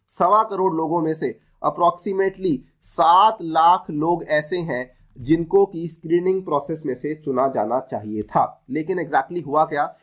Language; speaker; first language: Hindi; native; Hindi